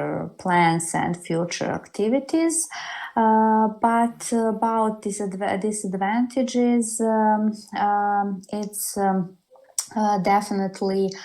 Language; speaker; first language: English; non-native, learner; Serbian